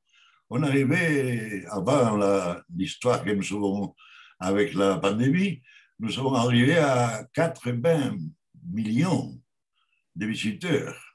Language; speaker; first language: French; non-native, learner; Spanish